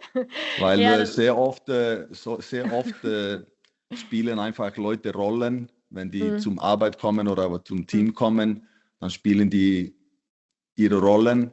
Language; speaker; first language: German; non-native, fluent; Icelandic